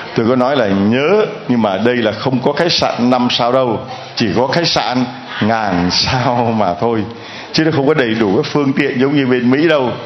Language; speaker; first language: Vietnamese; native; Vietnamese